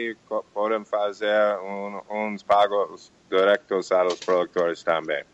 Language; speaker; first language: Portuguese; non-native, fluent; English